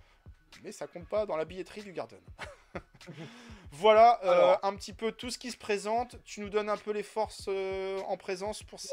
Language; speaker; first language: French; native; French